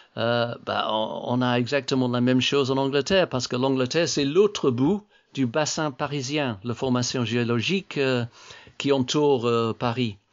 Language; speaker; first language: French; non-native, fluent; English